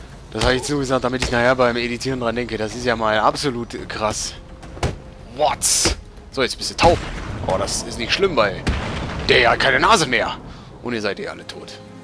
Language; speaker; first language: German; native; German